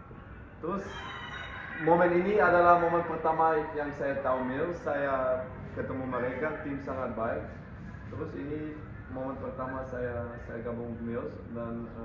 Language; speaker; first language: Indonesian; non-native, fluent; Dutch